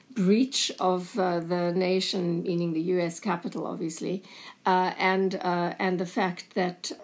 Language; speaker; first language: English; native; English